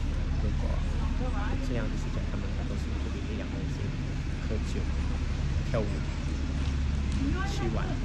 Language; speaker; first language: Chinese; early bilingual, heritage; Chinese